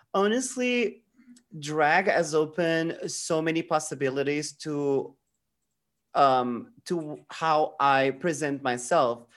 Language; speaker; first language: English; non-native, fluent; Portuguese